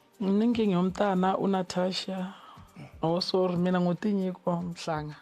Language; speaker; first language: Zulu; non-native, local second language; Tsonga